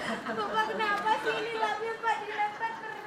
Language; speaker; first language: Indonesian; native; Indonesian